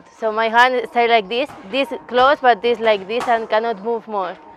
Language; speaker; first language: English; non-native, learner; Spanish